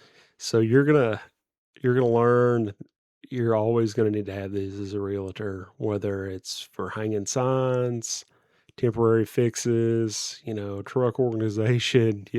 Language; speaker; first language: English; native; English